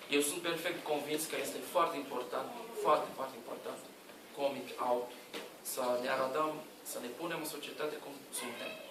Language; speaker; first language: Romanian; non-native, learner; Portuguese